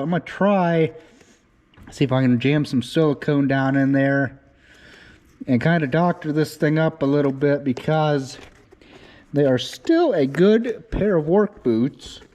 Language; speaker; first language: English; native; English